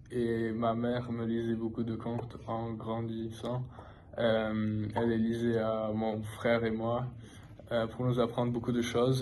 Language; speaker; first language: French; non-native, fluent; English